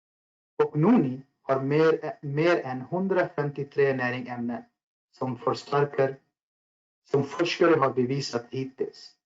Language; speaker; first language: Swedish; non-native, fluent; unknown